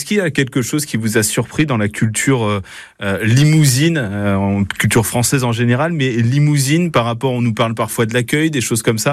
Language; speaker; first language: French; native; French